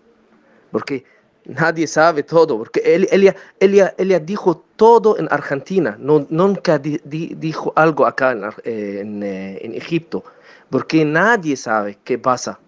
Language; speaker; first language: Spanish; non-native, learner; Arabic